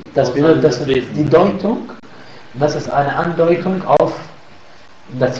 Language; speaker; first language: German; non-native, fluent; Arabic